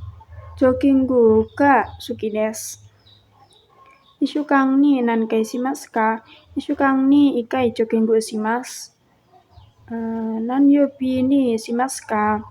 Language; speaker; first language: Japanese; non-native, learner; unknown